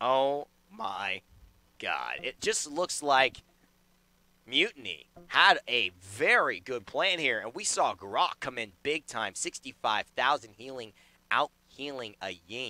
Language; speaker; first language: English; native; English